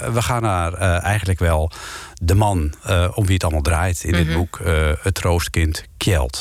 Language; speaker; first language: Dutch; native; Dutch